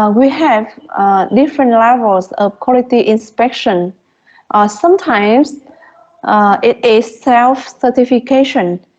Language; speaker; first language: English; non-native, fluent; Vietnamese